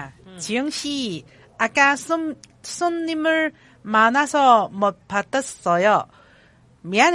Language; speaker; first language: Korean; non-native, learner; Cantonese